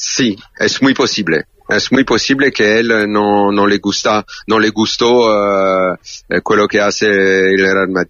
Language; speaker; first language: Spanish; non-native, learner; French